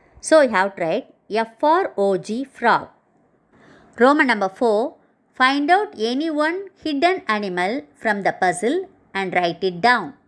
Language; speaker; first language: English; non-native, local second language; Tamil